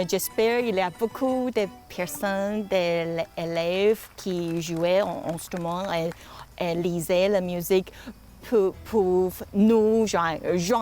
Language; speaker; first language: French; non-native, learner; Chinese